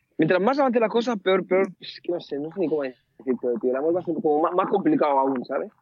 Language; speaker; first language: Spanish; early bilingual, other home language; Mandingo